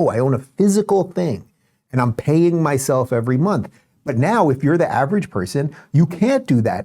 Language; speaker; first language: English; native; English